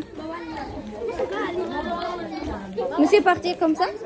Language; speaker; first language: French; non-native, learner; Kazakh